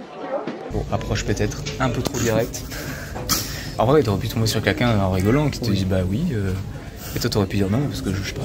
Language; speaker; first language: French; native; French